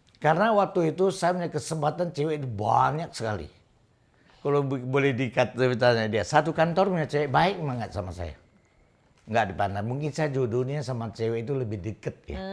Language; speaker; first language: Indonesian; non-native, local second language; Min Nan Chinese